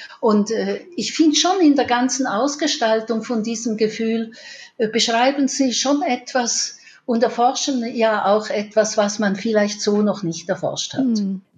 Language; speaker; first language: German; native; German